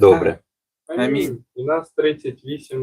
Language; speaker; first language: Ukrainian; non-native, local second language; Russian